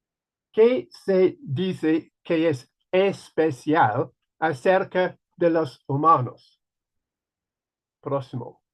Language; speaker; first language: Spanish; non-native, learner; English